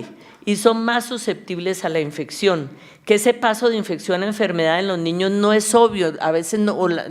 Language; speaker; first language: Spanish; native; Spanish